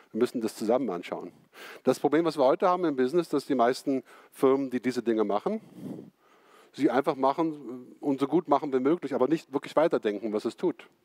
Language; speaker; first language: German; native; German